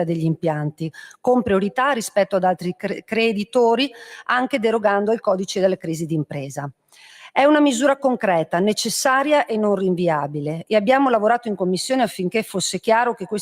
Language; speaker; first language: Italian; native; Italian